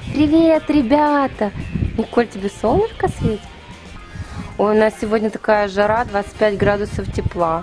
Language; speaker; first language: Russian; native; Russian